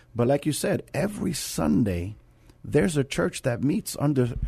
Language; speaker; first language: English; native; English